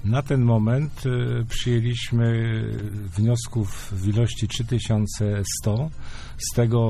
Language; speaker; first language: Polish; native; Polish